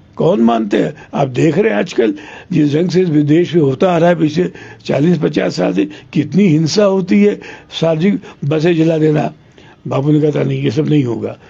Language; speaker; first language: Hindi; non-native, local second language; Telugu